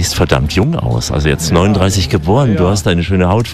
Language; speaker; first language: German; native; German